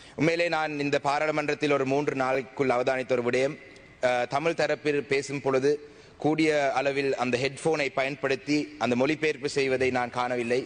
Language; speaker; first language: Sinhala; non-native, local second language; Tamil